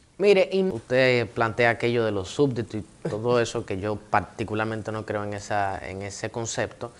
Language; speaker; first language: Spanish; native; Spanish